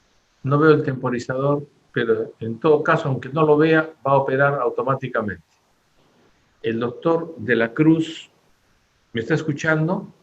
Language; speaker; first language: Spanish; native; Spanish